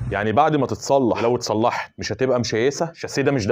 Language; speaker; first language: Arabic; native; Arabic